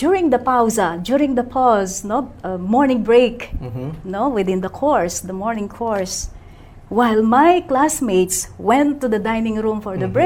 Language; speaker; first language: English; non-native, local second language; Pampanga